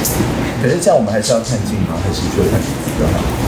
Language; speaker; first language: Chinese; native; Chinese